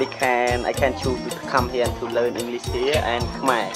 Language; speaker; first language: English; non-native, learner; Khmer